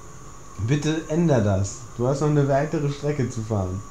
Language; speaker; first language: German; native; German